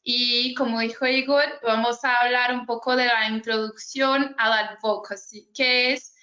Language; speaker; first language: Spanish; non-native, fluent; Portuguese